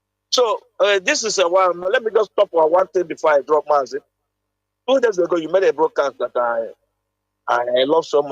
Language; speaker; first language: English; non-native, local second language; Igbo